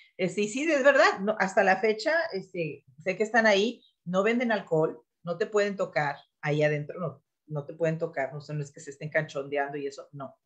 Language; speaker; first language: Spanish; native; Spanish